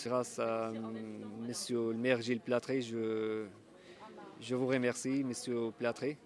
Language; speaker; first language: French; non-native, fluent; Arabic